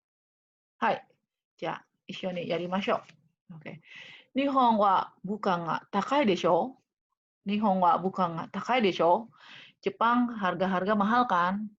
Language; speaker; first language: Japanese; non-native, fluent; Indonesian